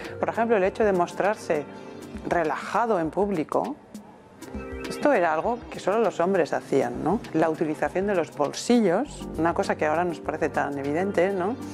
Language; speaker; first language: Spanish; native; Spanish